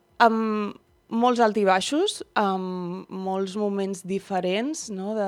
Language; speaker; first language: Catalan; early bilingual, other home language; Dutch